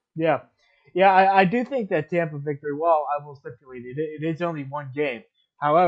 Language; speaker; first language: English; native; English